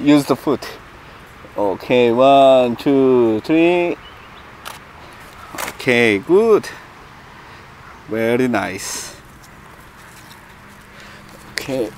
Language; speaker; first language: English; non-native, learner; Korean